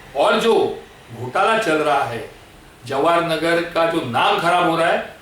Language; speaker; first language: Hindi; non-native, local second language; Marathi